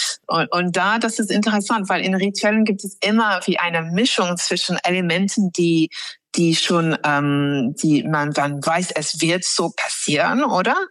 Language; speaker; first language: German; non-native, fluent; English